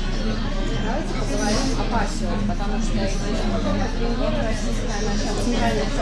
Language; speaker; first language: Russian; native; Russian